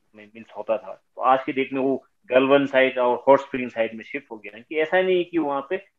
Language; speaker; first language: Hindi; native; Hindi